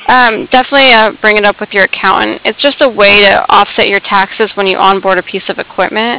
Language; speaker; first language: English; native; English